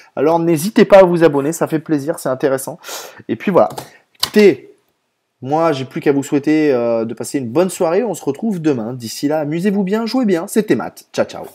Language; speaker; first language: French; native; French